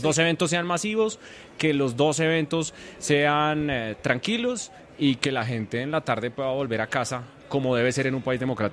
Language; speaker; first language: Spanish; native; Spanish